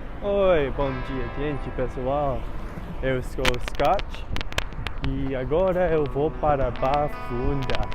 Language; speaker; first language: Portuguese; non-native, learner; English